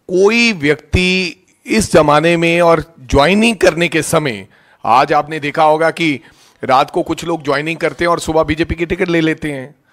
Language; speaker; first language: Hindi; non-native, local second language; Punjabi